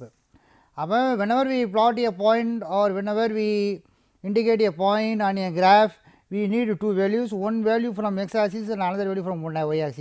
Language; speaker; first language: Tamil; native; Tamil